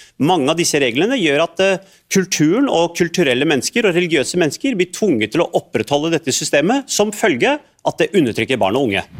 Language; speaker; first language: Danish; native; Danish